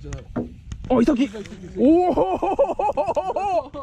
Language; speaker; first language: Japanese; native; Japanese